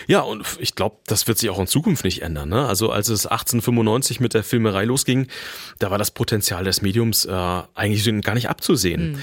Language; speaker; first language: German; native; German